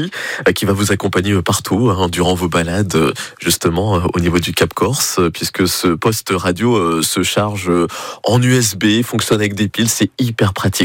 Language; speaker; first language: French; native; French